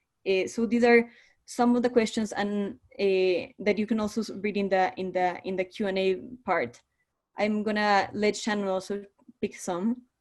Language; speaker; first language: English; non-native, fluent; Spanish